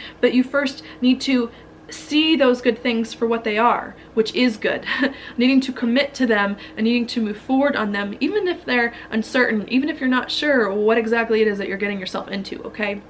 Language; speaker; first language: English; native; English